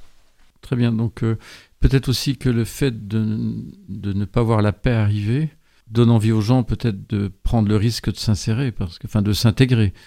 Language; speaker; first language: French; native; French